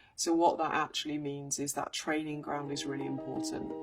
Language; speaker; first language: English; native; English